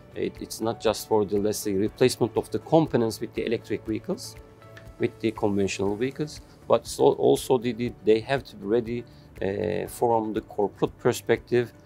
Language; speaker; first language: English; non-native, fluent; Turkish